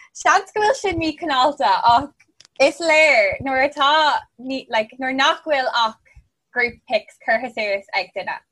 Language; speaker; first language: Irish; non-native, local second language; English